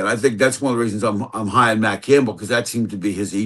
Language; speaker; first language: English; native; English